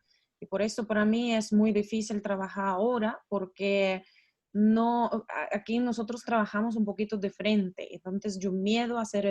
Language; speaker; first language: Spanish; non-native, learner; Russian